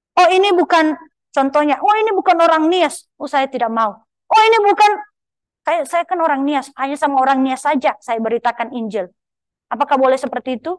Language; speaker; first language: Indonesian; native; Indonesian